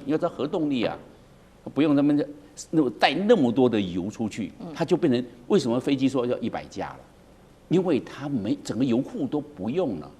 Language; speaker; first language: Chinese; native; Chinese